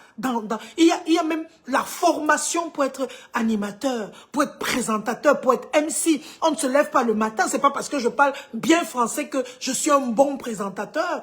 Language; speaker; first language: French; native; French